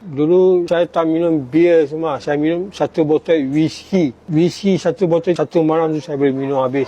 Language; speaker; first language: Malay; non-native, local second language; Tamil